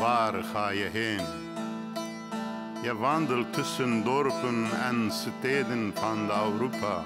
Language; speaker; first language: Dutch; non-native, learner; Kurdish